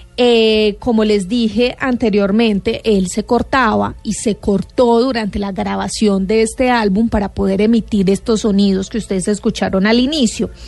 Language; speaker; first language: Spanish; native; Spanish